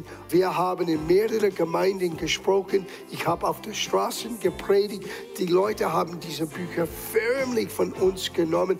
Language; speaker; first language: German; non-native, fluent; English